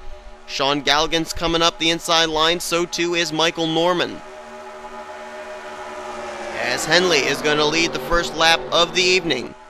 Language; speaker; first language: English; native; English